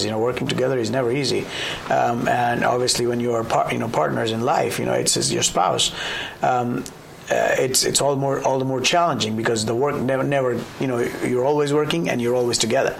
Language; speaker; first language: English; non-native, local second language; Gujarati